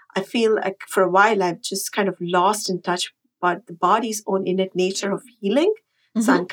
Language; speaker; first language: English; non-native, local second language; Tamil